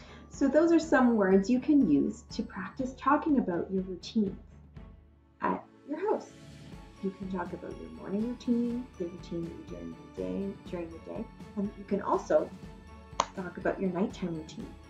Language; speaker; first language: English; native; English